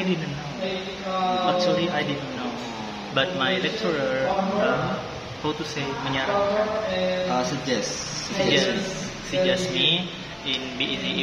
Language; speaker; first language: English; non-native, learner; Indonesian